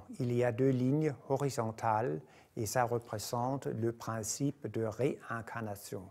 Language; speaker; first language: French; non-native, fluent; Danish